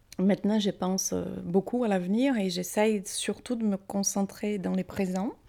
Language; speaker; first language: French; non-native, fluent; Portuguese